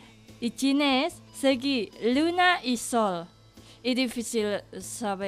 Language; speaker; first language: Catalan; non-native, learner; Indonesian